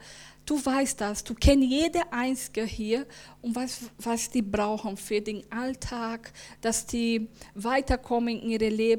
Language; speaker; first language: German; non-native, learner; Portuguese